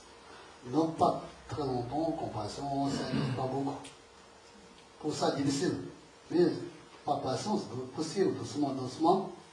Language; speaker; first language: French; non-native, learner; Tibetan